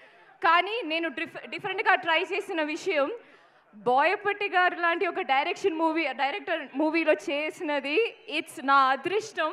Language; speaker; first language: Telugu; non-native, fluent; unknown